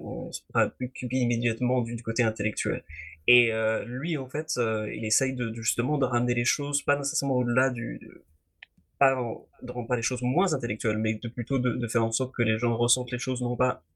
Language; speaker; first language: French; native; French